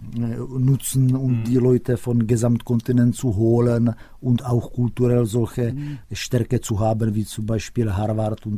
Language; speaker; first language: German; non-native, fluent; Czech